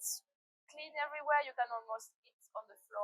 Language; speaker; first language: English; non-native, learner; French